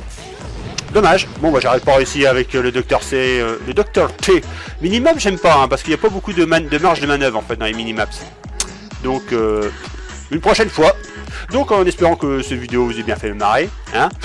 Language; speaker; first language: French; native; French